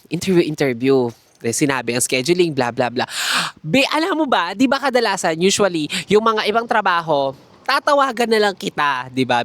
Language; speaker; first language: Filipino; native; Filipino